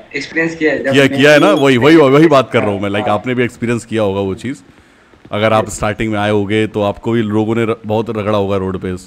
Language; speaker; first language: Hindi; native; Hindi